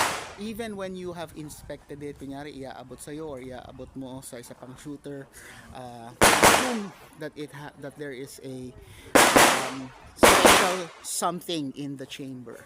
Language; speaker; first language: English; non-native, local second language; Filipino